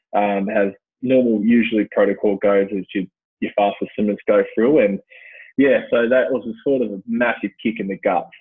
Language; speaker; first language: English; native; English